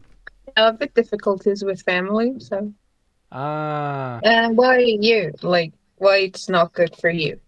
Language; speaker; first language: English; non-native, fluent; Persian